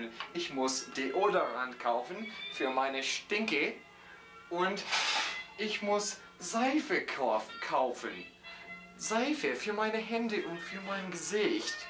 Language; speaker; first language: German; non-native, learner; English